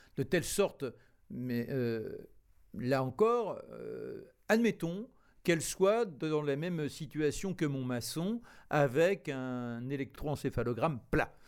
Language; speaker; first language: French; native; French